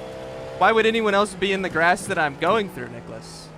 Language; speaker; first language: English; native; English